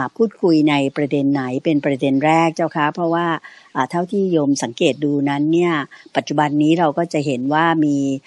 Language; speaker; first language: Thai; native; Thai